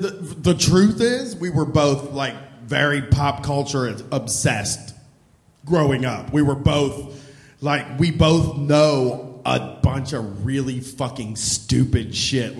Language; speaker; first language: English; native; English